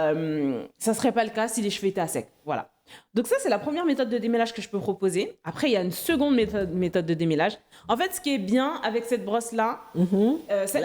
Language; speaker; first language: French; non-native, local second language; Haitian Creole